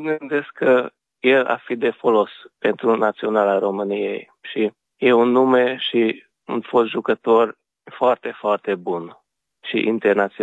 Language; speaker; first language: Romanian; non-native, local second language; Hungarian